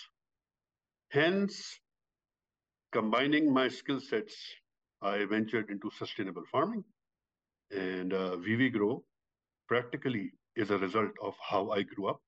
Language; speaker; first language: English; non-native, local second language; Urdu